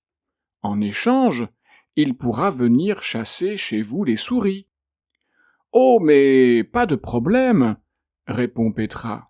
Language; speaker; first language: French; native; French